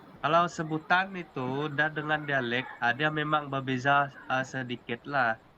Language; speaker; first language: Malay; non-native, local second language; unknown